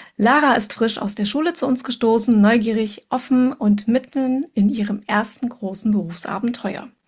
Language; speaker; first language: German; native; German